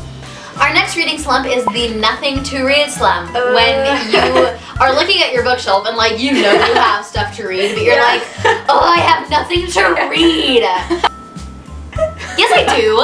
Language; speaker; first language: English; native; English